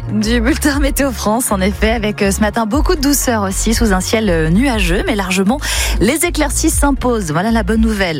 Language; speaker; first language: French; native; French